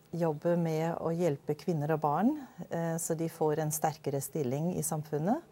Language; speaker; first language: Norwegian; early bilingual, other home language; Danish